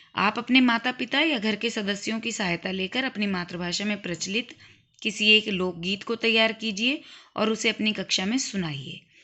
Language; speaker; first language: Hindi; native; Hindi